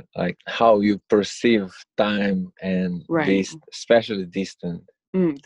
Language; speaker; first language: English; non-native, fluent; Romanian